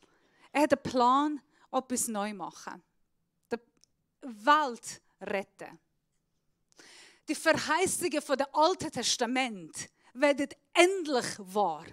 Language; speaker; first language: German; non-native, fluent; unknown